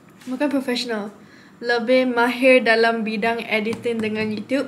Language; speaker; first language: Malay; non-native, local second language; English